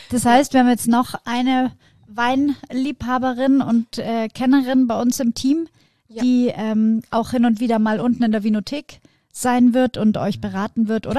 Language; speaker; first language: German; native; German